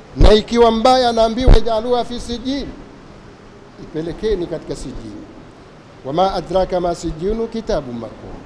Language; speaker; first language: Swahili; native; Swahili